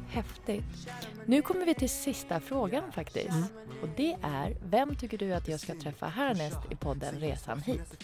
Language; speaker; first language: Swedish; non-native, fluent; Persian